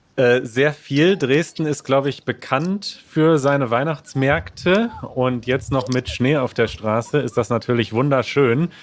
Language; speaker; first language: German; native; German